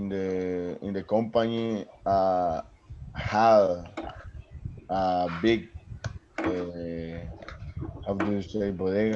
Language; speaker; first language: English; non-native, learner; Spanish